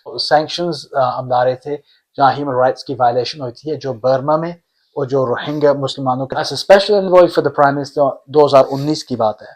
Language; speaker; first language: Urdu; early bilingual, heritage; Urdu